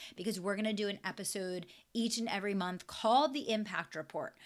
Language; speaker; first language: English; native; English